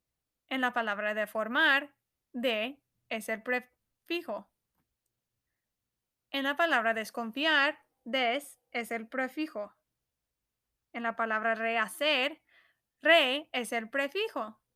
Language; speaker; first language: Spanish; non-native, fluent; English